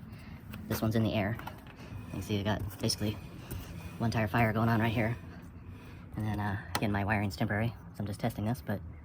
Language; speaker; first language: English; native; English